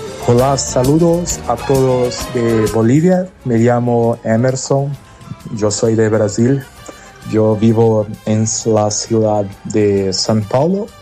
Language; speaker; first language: Spanish; non-native, learner; Portuguese